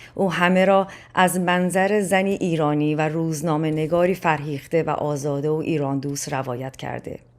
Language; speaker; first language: Persian; native; Persian